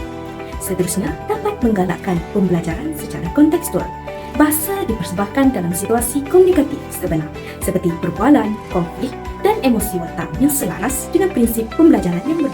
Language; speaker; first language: Malay; native; Malay